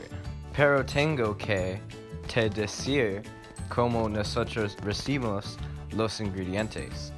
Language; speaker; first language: Spanish; non-native, learner; English